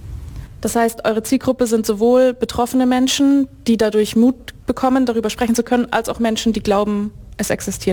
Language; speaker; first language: German; native; German